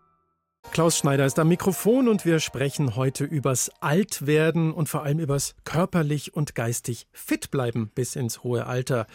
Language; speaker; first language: German; native; German